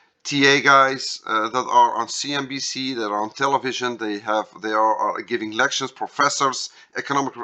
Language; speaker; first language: English; non-native, fluent; Dutch